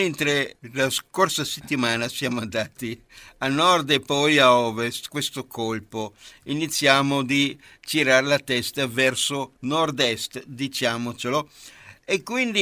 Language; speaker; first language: Italian; non-native, fluent; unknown